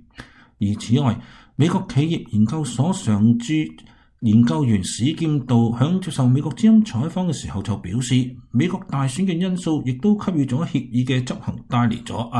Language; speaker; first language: Chinese; non-native, local second language; Cantonese